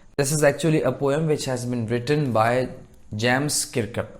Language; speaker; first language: English; non-native, local second language; Gujarati